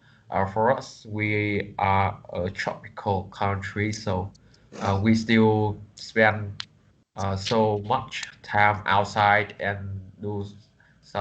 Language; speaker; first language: English; non-native, learner; Vietnamese